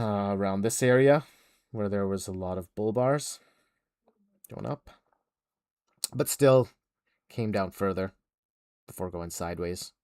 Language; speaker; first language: English; native; English